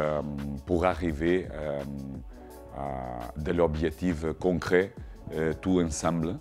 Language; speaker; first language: French; non-native, learner; Portuguese